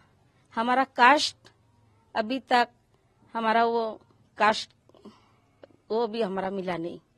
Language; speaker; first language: Hindi; early bilingual, other home language; Bangla